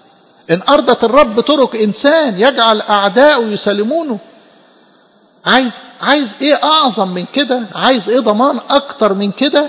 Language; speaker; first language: Arabic; native; Arabic